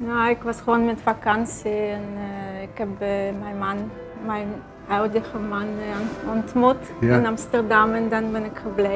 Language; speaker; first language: Dutch; non-native, fluent; Russian